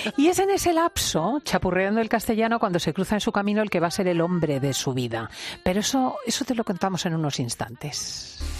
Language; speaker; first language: Spanish; native; Spanish